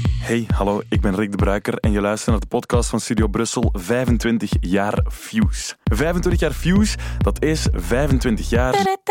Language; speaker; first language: Dutch; native; Dutch